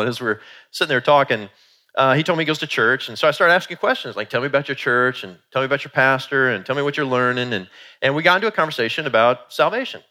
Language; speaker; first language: English; native; English